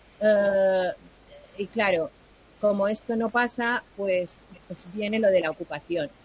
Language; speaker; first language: Spanish; native; Spanish